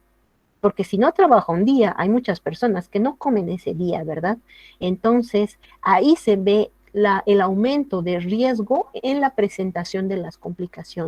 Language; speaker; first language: Spanish; native; Spanish